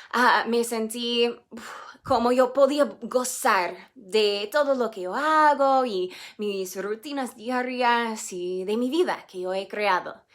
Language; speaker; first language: Spanish; non-native, fluent; English